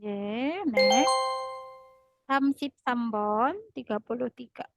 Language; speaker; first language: Korean; non-native, learner; Indonesian